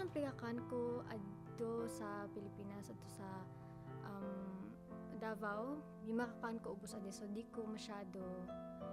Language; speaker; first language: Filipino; non-native, local second language; Cebuano